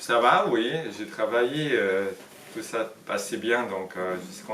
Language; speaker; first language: French; non-native, fluent; Hungarian